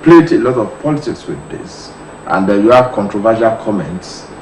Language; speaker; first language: English; non-native, local second language; Yoruba